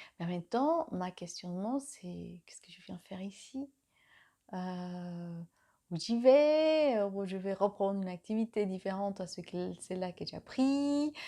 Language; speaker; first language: French; non-native, fluent; Spanish